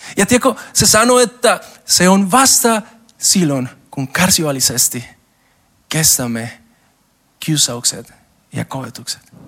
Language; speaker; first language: Finnish; non-native, learner; Spanish